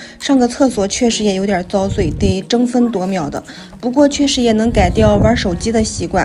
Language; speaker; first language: Chinese; native; Chinese